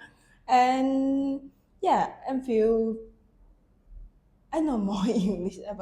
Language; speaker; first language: English; non-native, learner; Thai